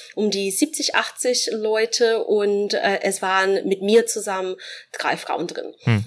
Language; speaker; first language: German; non-native, fluent; Portuguese